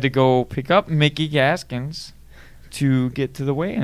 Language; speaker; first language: English; native; English